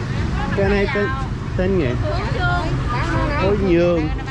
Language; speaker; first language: Vietnamese; non-native, learner; English